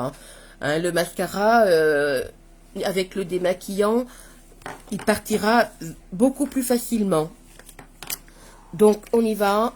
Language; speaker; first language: French; native; French